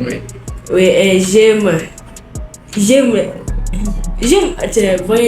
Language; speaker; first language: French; non-native, learner; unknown